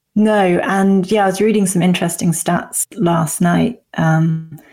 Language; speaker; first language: English; native; English